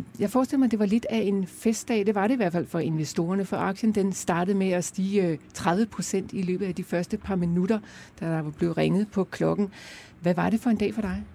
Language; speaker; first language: Danish; native; Danish